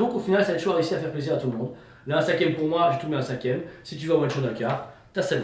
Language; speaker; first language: French; native; French